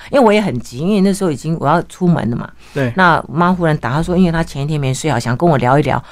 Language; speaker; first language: Chinese; native; Chinese